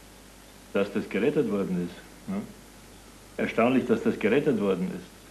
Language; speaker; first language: German; native; German